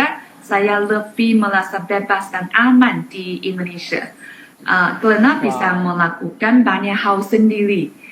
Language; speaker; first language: Indonesian; non-native, fluent; Chinese